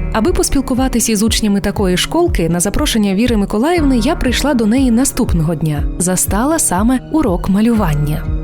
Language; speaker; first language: Ukrainian; native; Ukrainian